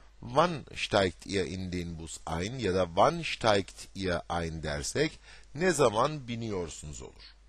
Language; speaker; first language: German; non-native, fluent; Turkish